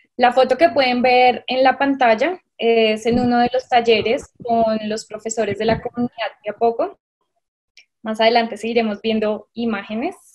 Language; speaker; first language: Spanish; native; Spanish